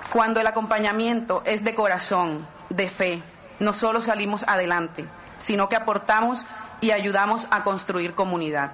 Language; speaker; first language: Spanish; native; Spanish